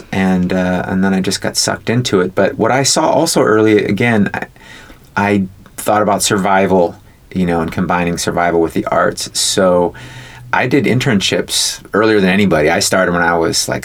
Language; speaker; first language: English; native; English